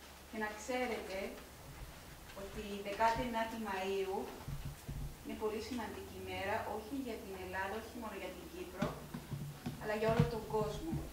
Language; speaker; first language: Greek; native; Greek